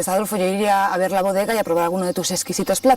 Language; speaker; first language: Spanish; native; Spanish